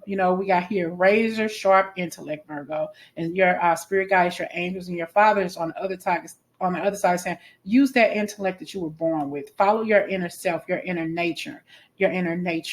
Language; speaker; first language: English; native; English